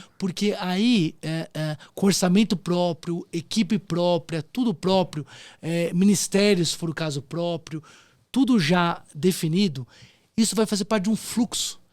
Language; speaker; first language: Portuguese; native; Portuguese